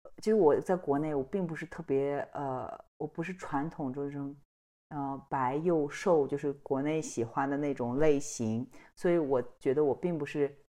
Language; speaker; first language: Chinese; non-native, local second language; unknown